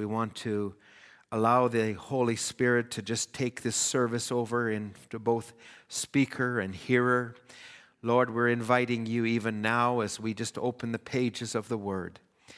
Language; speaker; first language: English; native; English